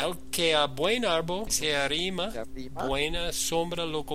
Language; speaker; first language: Spanish; non-native, learner; English